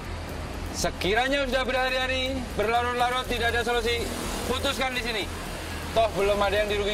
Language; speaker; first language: Indonesian; native; Indonesian